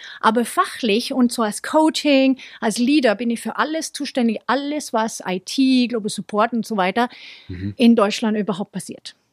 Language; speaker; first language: German; non-native, fluent; Swedish